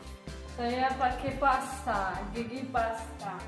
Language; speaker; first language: Indonesian; non-native, learner; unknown